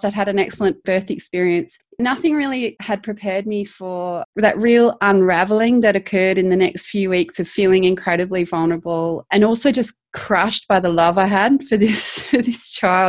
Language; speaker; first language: English; native; English